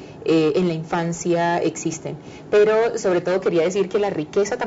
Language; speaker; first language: Spanish; native; Spanish